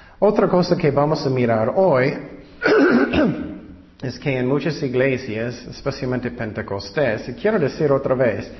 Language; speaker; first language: Spanish; non-native, fluent; English